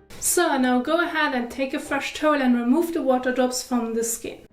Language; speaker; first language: English; non-native, fluent; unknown